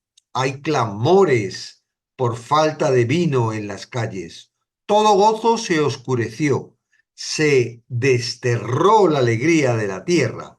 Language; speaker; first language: Spanish; native; Spanish